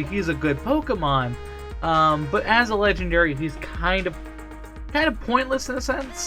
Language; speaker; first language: English; native; English